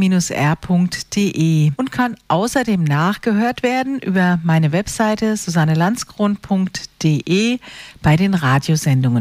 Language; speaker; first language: German; native; German